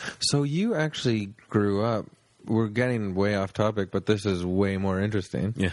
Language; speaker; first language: English; native; English